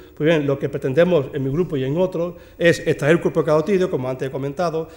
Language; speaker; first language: Spanish; native; Spanish